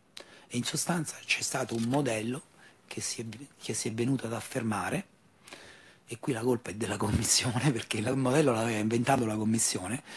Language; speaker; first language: Italian; native; Italian